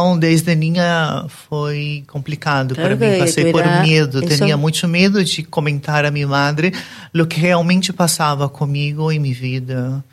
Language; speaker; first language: Spanish; non-native, learner; Portuguese